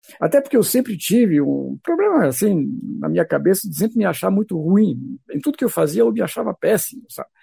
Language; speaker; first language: Portuguese; non-native, fluent; French